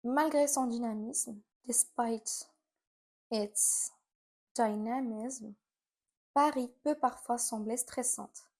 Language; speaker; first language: French; non-native, fluent; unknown